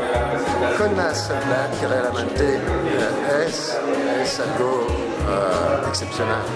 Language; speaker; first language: Spanish; non-native, fluent; French